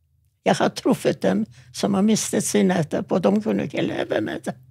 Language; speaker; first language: Norwegian; non-native, fluent; Yiddish